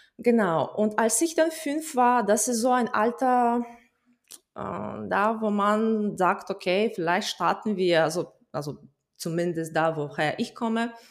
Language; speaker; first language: German; non-native, fluent; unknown